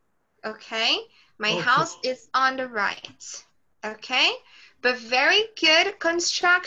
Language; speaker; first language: English; non-native, fluent; Portuguese